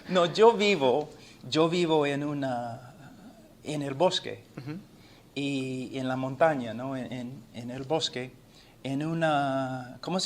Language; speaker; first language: Spanish; non-native, fluent; English